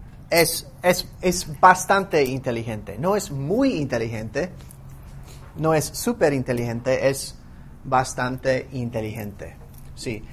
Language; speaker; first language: Spanish; non-native, fluent; English